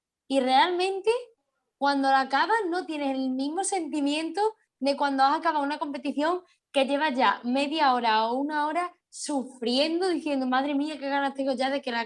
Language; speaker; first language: Spanish; native; Spanish